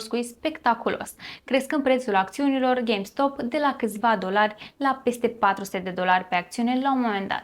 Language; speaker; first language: Romanian; native; Romanian